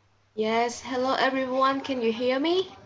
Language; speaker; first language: English; non-native, learner; Khmer